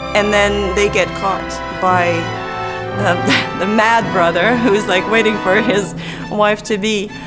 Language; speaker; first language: English; native; English